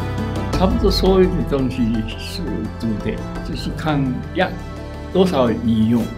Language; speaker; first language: Chinese; non-native, local second language; Min Nan Chinese